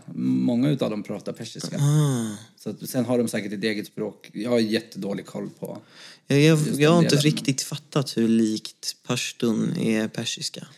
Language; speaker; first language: Swedish; native; Swedish